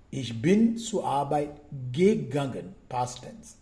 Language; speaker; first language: German; non-native, fluent; Sinhala